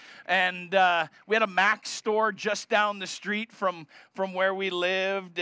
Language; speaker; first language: English; native; English